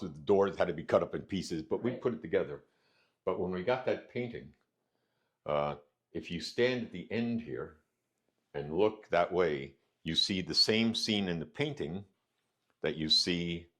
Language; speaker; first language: English; native; English